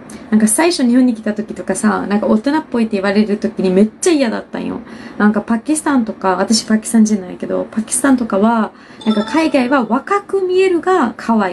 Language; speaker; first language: Japanese; non-native, fluent; Urdu